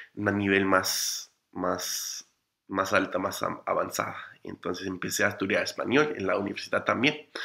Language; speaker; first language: Spanish; non-native, fluent; English